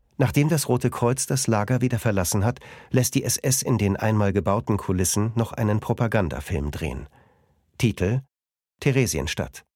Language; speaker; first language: German; native; German